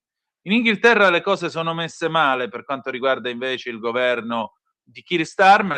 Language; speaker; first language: Italian; native; Italian